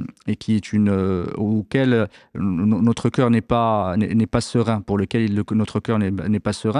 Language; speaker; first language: French; native; French